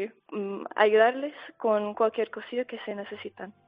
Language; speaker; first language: Spanish; non-native, fluent; English